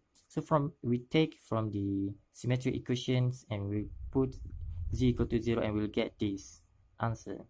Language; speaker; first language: English; non-native, local second language; Malay